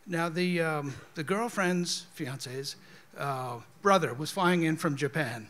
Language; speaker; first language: English; native; English